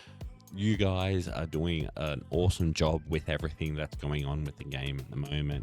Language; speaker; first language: English; native; English